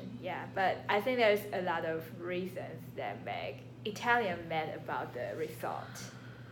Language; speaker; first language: English; non-native, learner; Chinese